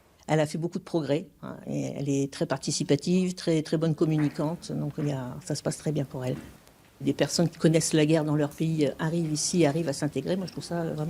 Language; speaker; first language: French; native; French